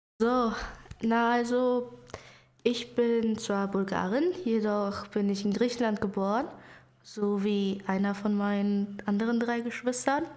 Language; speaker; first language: German; early bilingual, other home language; Bulgarian